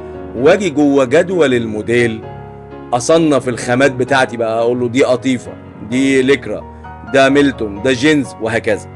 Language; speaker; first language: Arabic; native; Arabic